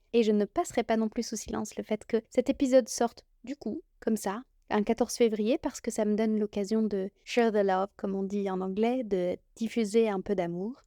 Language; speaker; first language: French; native; French